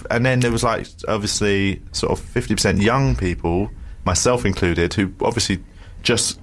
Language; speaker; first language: English; native; English